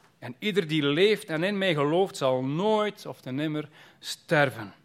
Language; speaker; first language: Dutch; native; Dutch